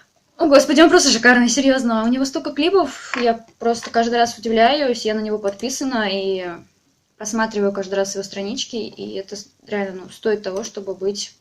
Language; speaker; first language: Russian; native; Russian